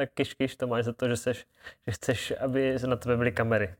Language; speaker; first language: Czech; native; Czech